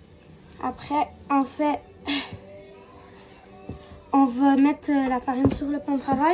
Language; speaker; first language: French; non-native, local second language; Arabic